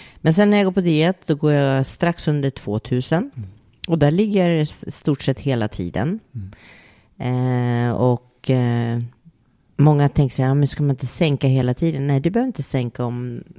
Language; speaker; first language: Swedish; native; Swedish